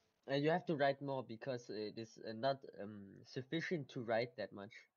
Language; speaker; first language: English; non-native, fluent; German